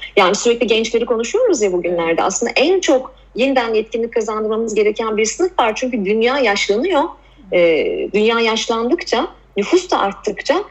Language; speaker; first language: Turkish; native; Turkish